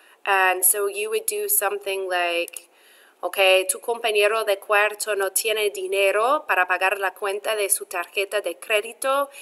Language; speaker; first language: Spanish; non-native, fluent; English